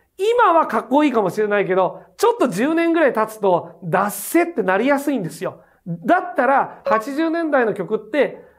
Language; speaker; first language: Japanese; native; Japanese